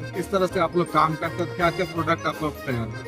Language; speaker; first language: Hindi; native; Hindi